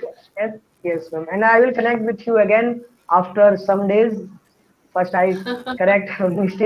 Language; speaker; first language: English; non-native, learner; Hindi